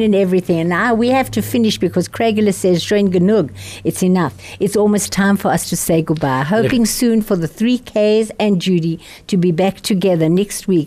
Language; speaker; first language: English; native; English